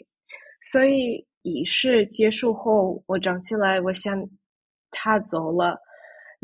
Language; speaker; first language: Chinese; non-native, fluent; Russian